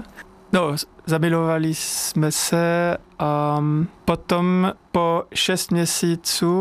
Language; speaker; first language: Czech; non-native, fluent; French